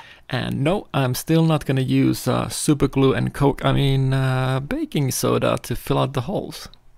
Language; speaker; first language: English; non-native, fluent; Finnish